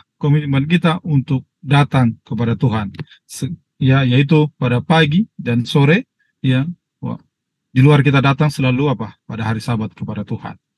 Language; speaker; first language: Indonesian; native; Indonesian